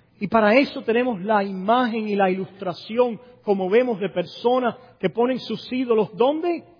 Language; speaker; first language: Spanish; native; Spanish